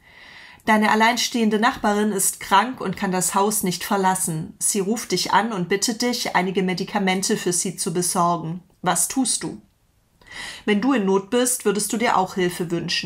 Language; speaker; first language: German; native; German